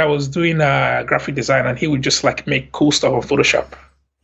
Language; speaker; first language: English; non-native, local second language; Igbo